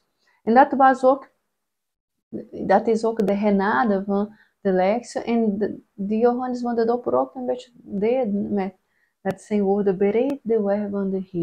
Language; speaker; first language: German; non-native, learner; Portuguese